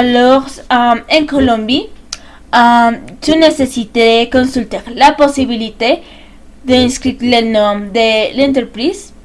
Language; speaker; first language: French; non-native, learner; Spanish